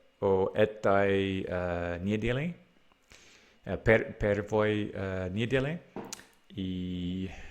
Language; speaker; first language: Russian; non-native, learner; English